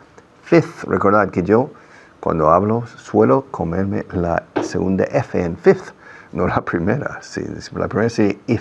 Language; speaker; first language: Spanish; non-native, fluent; English